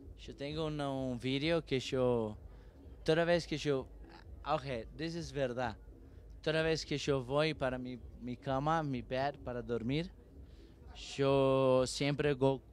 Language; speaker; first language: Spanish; non-native, learner; Portuguese